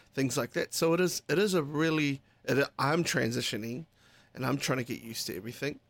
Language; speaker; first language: English; native; English